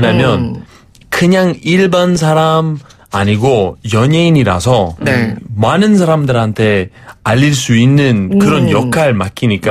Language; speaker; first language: Korean; non-native, fluent; Greek